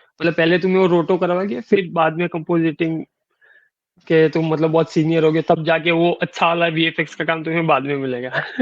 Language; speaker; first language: Hindi; non-native, local second language; Gujarati